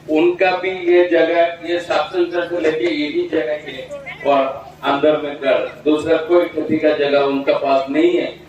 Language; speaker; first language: Hindi; non-native, local second language; Bangla